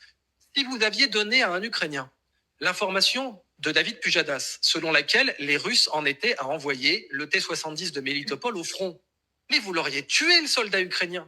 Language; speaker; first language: French; native; French